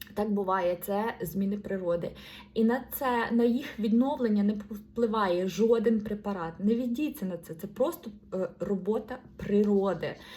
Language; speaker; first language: Ukrainian; non-native, local second language; Russian